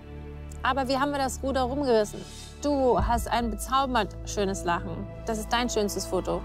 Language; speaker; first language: German; native; German